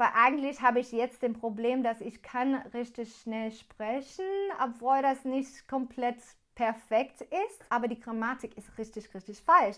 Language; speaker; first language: German; non-native, learner; English